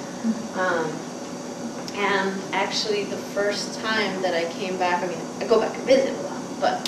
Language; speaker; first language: English; native; English